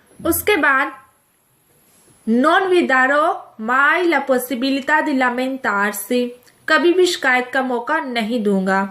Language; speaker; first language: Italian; non-native, fluent; Urdu